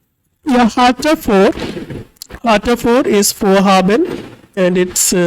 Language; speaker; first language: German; non-native, fluent; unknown